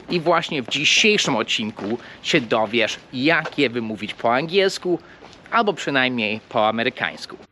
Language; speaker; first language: Polish; non-native, fluent; English